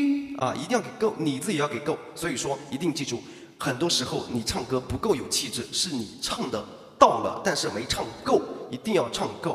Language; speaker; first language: Chinese; native; Chinese